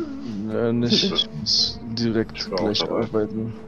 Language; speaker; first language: German; native; German